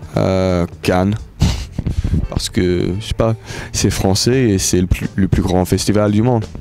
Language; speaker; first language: French; early bilingual, heritage; English